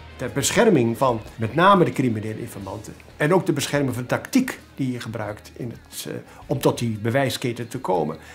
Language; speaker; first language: Dutch; native; Dutch